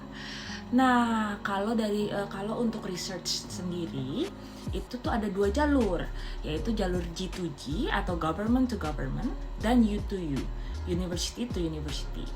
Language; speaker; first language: Indonesian; native; Indonesian